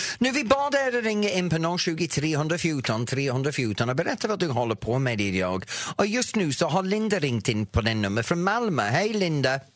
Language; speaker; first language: Swedish; non-native, fluent; English